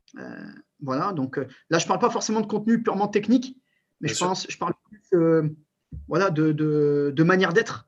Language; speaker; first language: French; early bilingual, other home language; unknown